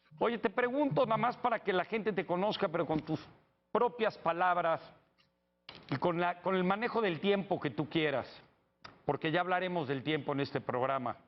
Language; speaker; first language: Spanish; native; Spanish